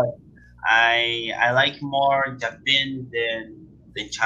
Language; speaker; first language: English; non-native, learner; Portuguese